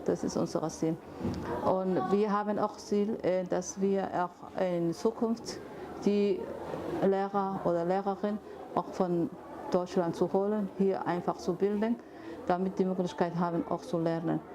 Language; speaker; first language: German; non-native, fluent; Somali